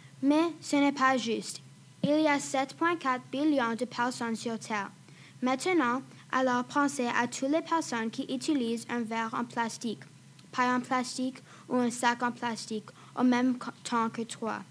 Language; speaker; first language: French; non-native, fluent; English